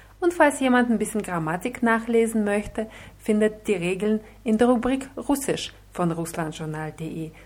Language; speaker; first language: German; non-native, fluent; Russian